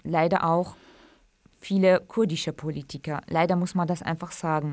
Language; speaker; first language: German; non-native, fluent; Kurdish